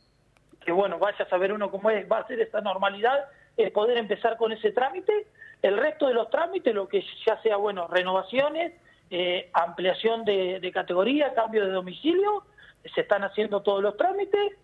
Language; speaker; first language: Spanish; native; Spanish